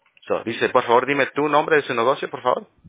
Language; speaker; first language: Spanish; early bilingual, heritage; Spanish